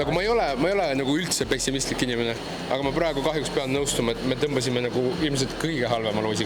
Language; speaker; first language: Estonian; native; Estonian